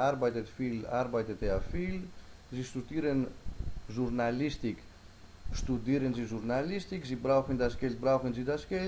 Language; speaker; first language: German; non-native, fluent; Greek